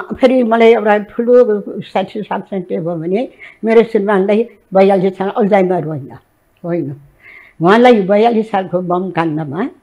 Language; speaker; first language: Nepali; native; Nepali